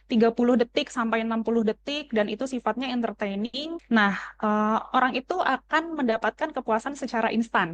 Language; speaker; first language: Indonesian; native; Indonesian